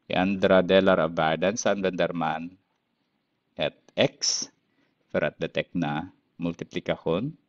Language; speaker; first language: Swedish; non-native, fluent; Filipino